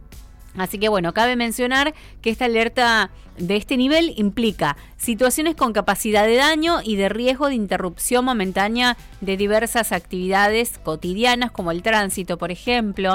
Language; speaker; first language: Spanish; native; Spanish